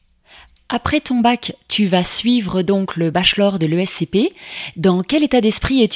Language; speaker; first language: French; native; French